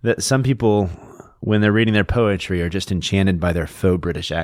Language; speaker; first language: English; native; English